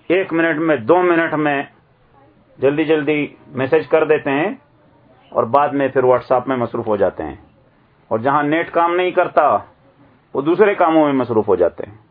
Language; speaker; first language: Urdu; native; Urdu